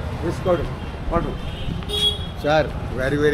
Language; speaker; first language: English; non-native, learner; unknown